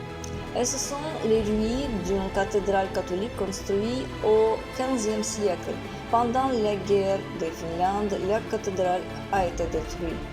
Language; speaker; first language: French; non-native, fluent; Russian